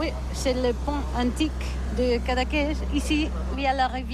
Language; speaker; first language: French; non-native, learner; Catalan